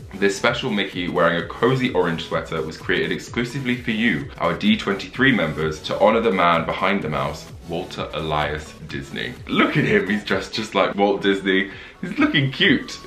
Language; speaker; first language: English; native; English